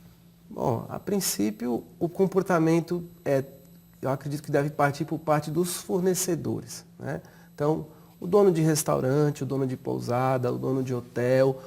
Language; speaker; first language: Portuguese; native; Portuguese